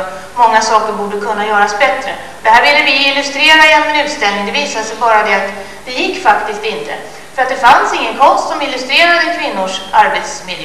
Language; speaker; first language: Swedish; native; Swedish